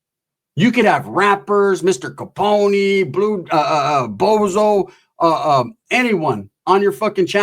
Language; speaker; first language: English; native; English